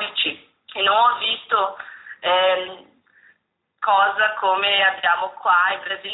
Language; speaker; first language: Italian; non-native, learner; Portuguese